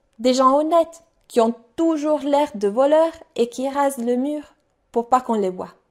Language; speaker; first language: French; non-native, fluent; Italian